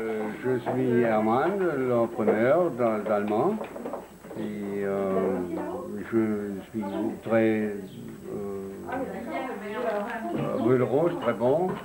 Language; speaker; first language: French; non-native, learner; German